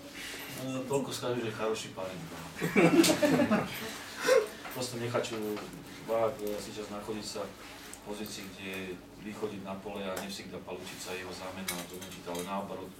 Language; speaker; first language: Russian; non-native, learner; Slovak